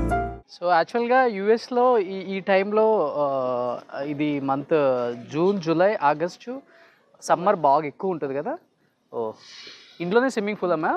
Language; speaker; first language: Telugu; native; Telugu